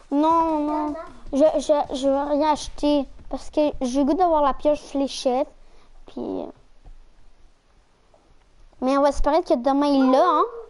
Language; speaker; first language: French; native; French